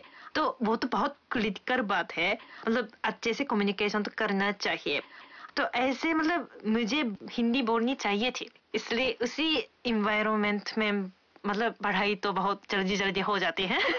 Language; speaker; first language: Hindi; non-native, fluent; Japanese